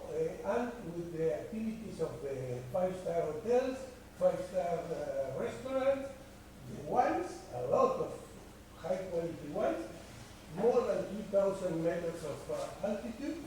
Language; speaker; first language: English; non-native, fluent; Spanish